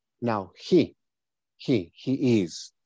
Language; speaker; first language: English; non-native, fluent; Spanish